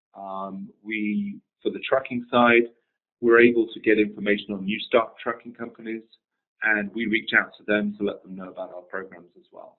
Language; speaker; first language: English; native; English